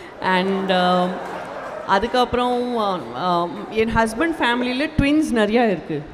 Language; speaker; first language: Tamil; non-native, local second language; Gujarati